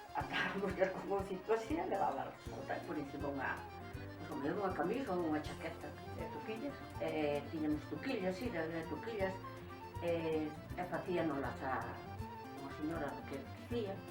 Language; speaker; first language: Galician; native; Galician